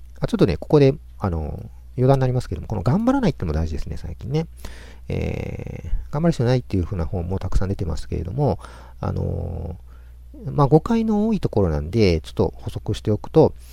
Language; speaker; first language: Japanese; native; Japanese